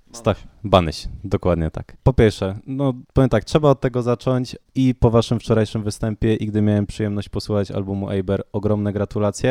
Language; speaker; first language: Polish; native; Polish